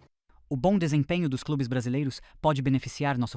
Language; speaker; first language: Portuguese; native; Portuguese